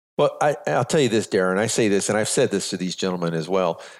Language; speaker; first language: English; native; English